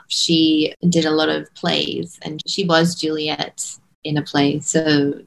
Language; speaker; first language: English; native; English